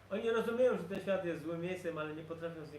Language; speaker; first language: Polish; native; Polish